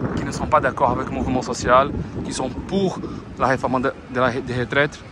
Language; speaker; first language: French; non-native, fluent; Portuguese